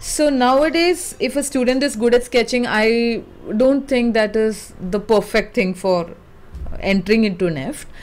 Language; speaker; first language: English; non-native, local second language; Malayalam